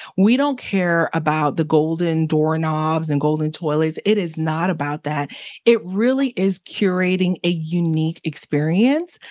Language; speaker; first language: English; early bilingual, other home language; Haitian Creole